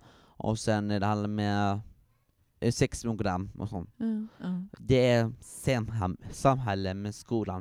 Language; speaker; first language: Swedish; early bilingual, other home language; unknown